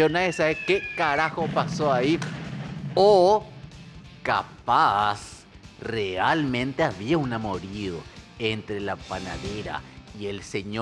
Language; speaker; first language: Spanish; native; Spanish